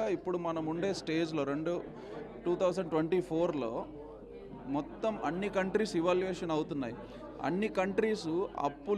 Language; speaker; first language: Telugu; native; Telugu